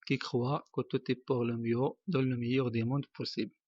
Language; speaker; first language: French; non-native, local second language; Arabic